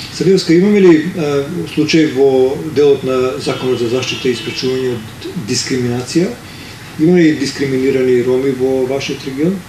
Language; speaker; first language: Macedonian; native; Macedonian